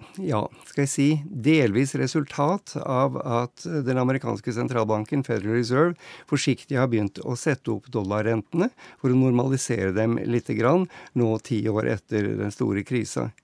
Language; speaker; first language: Norwegian; native; Norwegian